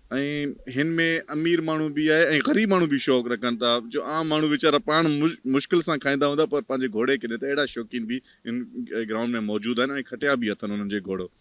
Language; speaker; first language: Sindhi; native; Sindhi